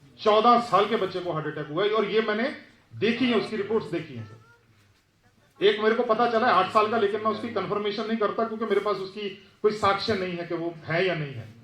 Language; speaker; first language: Hindi; non-native, local second language; Punjabi